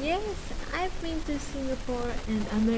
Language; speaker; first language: English; non-native, learner; Japanese